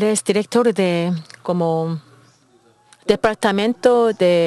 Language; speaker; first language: Spanish; non-native, learner; Korean